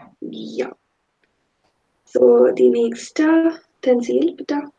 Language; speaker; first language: German; non-native, fluent; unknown